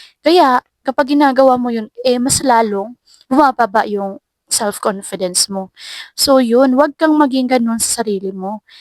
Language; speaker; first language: Filipino; non-native, local second language; Cebuano